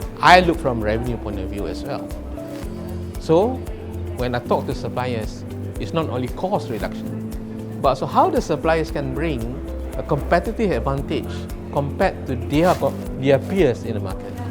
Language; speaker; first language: English; non-native, local second language; Malay